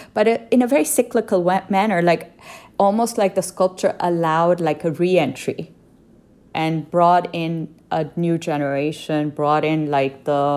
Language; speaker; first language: English; non-native, local second language; Urdu